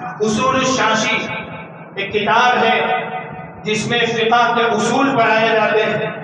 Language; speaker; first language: Urdu; non-native, local second language; Gujarati